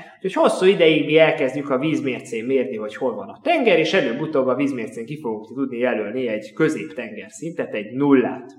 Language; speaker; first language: Hungarian; native; Hungarian